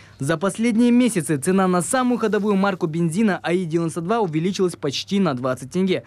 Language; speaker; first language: Russian; native; Russian